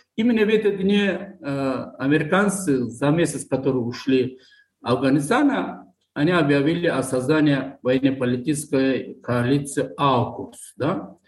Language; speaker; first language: Russian; non-native, local second language; Tajik